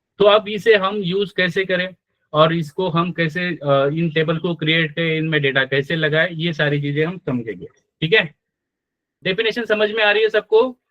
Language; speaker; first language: Hindi; non-native, local second language; Marathi